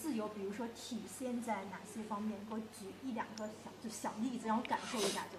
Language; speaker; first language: Chinese; native; Chinese